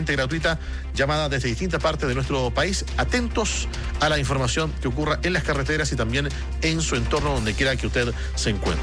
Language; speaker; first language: Spanish; native; Spanish